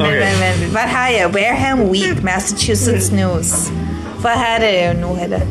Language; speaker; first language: Danish; non-native, learner; English